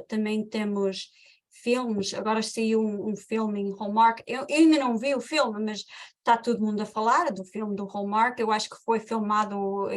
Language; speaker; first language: Portuguese; early bilingual, heritage; Portuguese